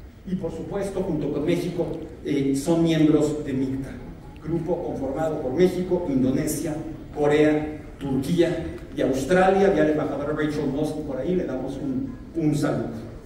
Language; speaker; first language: Spanish; native; Spanish